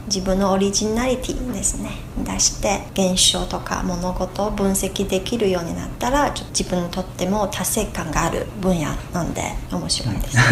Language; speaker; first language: Japanese; non-native, fluent; Chinese